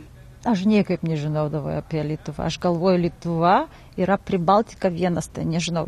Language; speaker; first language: Lithuanian; non-native, learner; Kazakh